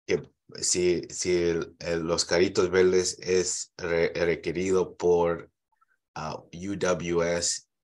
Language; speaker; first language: Spanish; early bilingual, heritage; Spanish